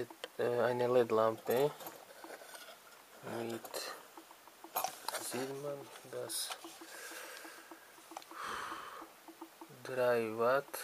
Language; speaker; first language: German; non-native, learner; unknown